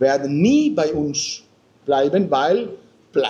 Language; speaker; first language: German; non-native, fluent; Spanish